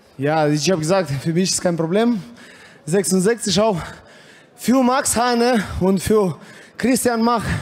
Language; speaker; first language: German; non-native, fluent; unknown